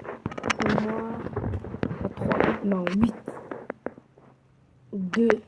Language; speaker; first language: French; native; French